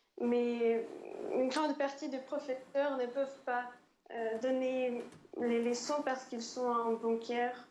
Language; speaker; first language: French; non-native, fluent; Ukrainian